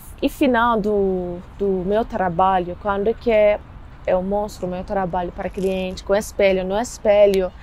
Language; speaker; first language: Portuguese; non-native, learner; Persian